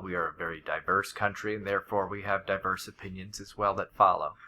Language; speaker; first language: English; native; English